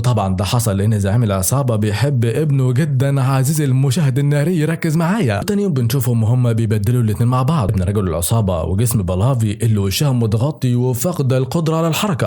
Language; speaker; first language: Arabic; native; Arabic